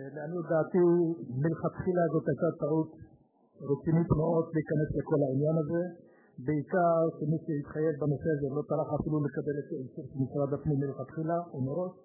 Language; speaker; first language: Hebrew; native; Hebrew